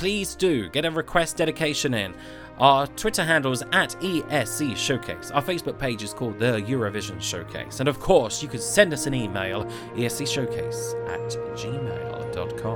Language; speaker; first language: English; native; English